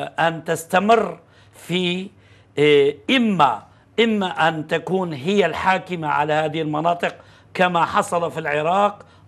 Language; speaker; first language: Arabic; non-native, fluent; Turkish